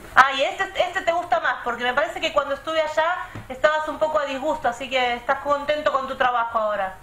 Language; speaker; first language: Spanish; native; Spanish